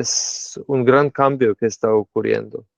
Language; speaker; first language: Spanish; non-native, fluent; Slovenian